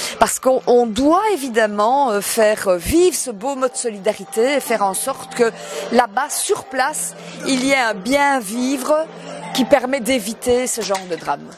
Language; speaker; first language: French; native; French